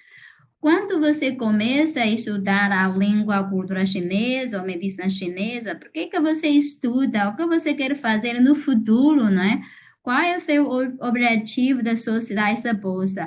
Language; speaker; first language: Portuguese; non-native, fluent; Chinese